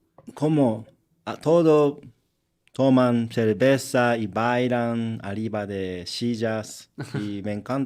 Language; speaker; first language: Spanish; non-native, learner; Japanese